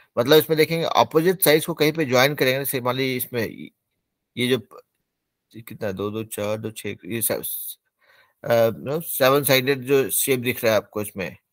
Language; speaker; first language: Hindi; native; Hindi